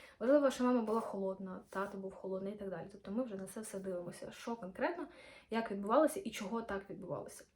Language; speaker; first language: Ukrainian; non-native, local second language; Russian